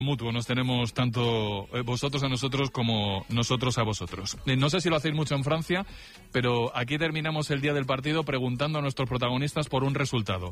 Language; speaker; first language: Spanish; native; Spanish